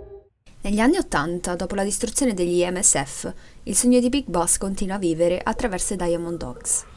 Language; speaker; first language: Italian; native; Italian